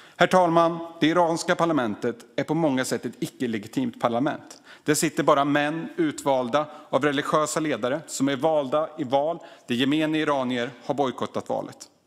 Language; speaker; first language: Swedish; native; Swedish